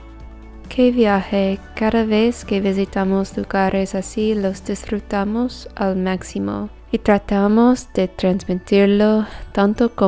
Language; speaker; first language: Spanish; non-native, learner; English